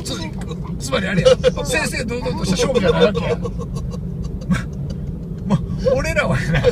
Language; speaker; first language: Japanese; native; Japanese